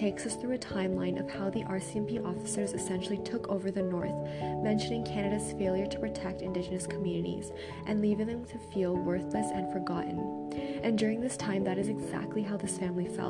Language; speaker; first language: English; native; English